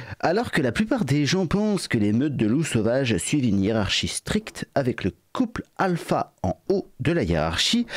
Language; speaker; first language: French; native; French